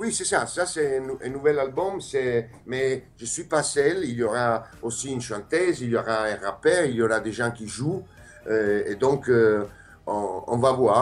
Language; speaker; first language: French; non-native, fluent; Italian